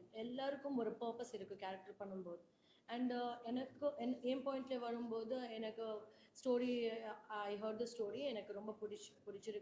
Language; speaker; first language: Tamil; non-native, learner; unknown